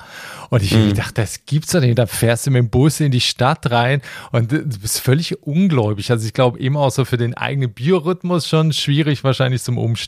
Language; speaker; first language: German; native; German